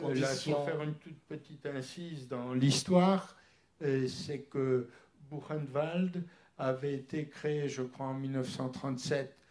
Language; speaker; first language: French; early bilingual, other home language; Polish